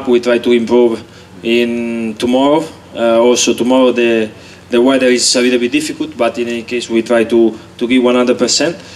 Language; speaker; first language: English; non-native, learner; Italian